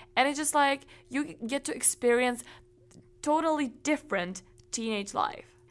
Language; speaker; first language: English; non-native, fluent; Czech